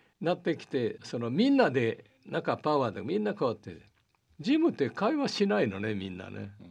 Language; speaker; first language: Japanese; early bilingual, heritage; Portuguese